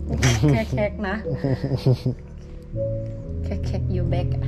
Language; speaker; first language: English; non-native, learner; Thai